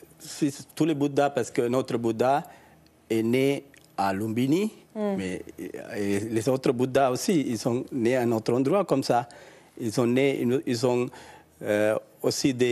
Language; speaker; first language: French; non-native, learner; Sinhala